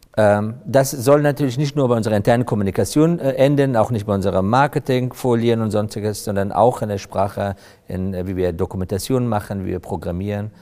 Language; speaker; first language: German; non-native, fluent; Persian